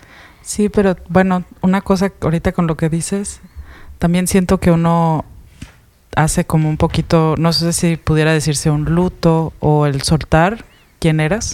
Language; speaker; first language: Spanish; native; Spanish